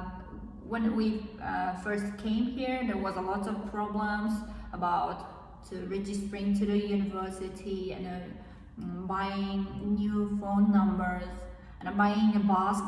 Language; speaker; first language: English; non-native, learner; Kazakh